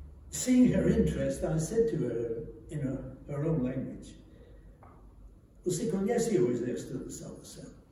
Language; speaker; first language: Portuguese; non-native, fluent; English